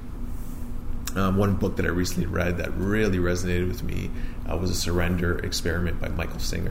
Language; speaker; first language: English; native; English